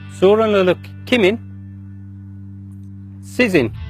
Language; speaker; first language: Turkish; non-native, learner; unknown